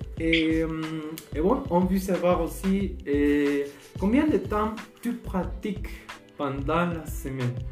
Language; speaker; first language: French; non-native, fluent; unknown